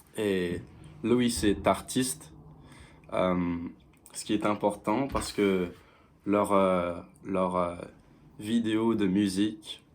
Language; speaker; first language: French; non-native, fluent; English